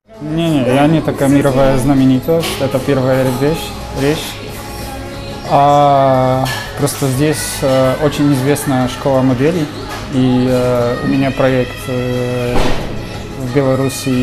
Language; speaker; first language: Russian; non-native, learner; Polish